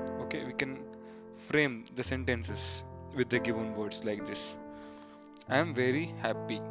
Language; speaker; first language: English; non-native, local second language; Kannada